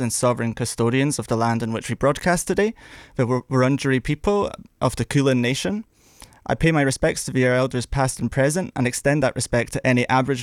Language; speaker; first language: English; native; English